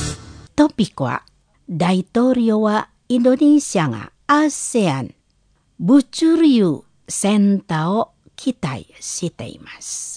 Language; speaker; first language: Japanese; non-native, fluent; Indonesian